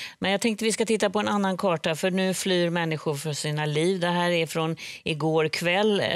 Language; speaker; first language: Swedish; native; Swedish